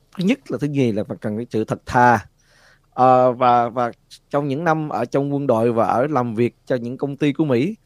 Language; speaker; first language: Vietnamese; early bilingual, heritage; Vietnamese